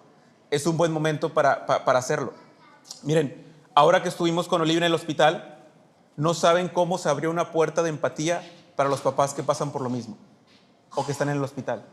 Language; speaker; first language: Spanish; native; Spanish